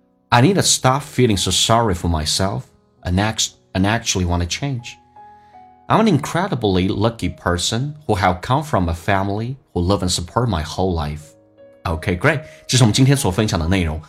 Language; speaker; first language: English; non-native, fluent; Chinese